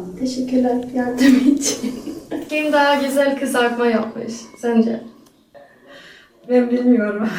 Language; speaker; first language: Turkish; non-native, fluent; Swedish